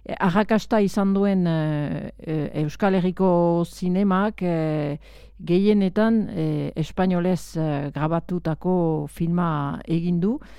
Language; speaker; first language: Basque; native; Basque